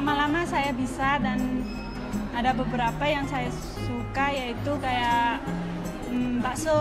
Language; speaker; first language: Indonesian; non-native, fluent; Khmer